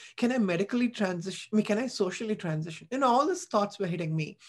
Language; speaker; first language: English; non-native, local second language; Tamil